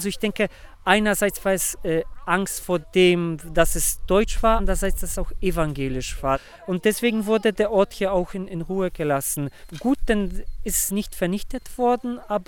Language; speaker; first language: German; non-native, local second language; Polish